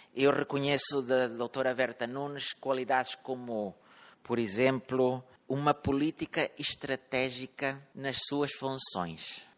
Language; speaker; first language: Portuguese; early bilingual, heritage; Portuguese